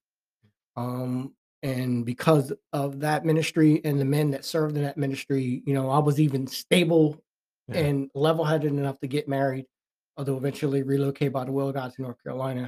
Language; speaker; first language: English; native; English